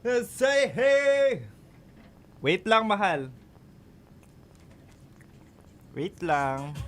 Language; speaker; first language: Filipino; native; Filipino